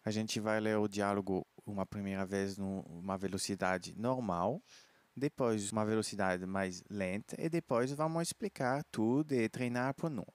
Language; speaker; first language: Portuguese; non-native, fluent; French